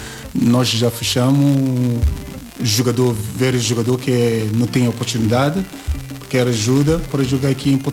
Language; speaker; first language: Portuguese; non-native, learner; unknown